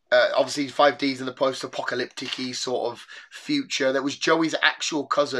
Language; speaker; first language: English; native; English